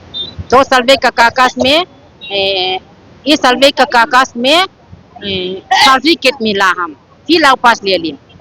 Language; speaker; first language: Hindi; non-native, local second language; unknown